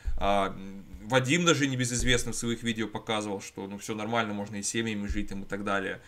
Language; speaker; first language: Russian; native; Russian